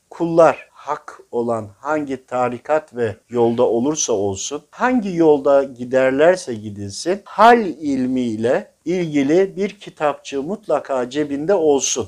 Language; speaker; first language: Turkish; native; Turkish